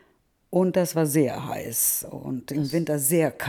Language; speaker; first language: German; early bilingual, heritage; German